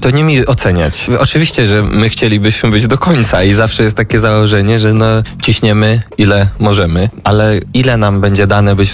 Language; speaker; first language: Polish; native; Polish